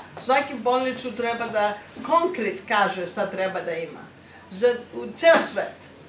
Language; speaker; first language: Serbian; non-native, learner; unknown